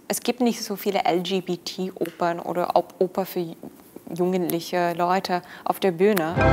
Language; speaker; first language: German; non-native, fluent; English